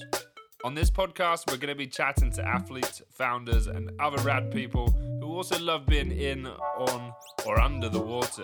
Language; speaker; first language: English; native; English